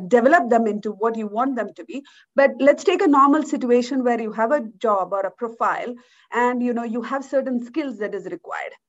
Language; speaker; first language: English; non-native, local second language; Malayalam